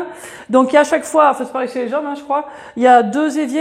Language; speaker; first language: French; native; French